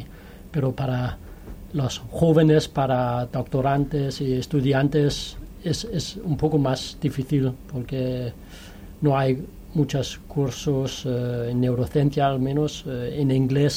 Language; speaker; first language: Spanish; non-native, fluent; Danish